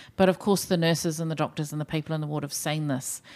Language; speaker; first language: English; native; English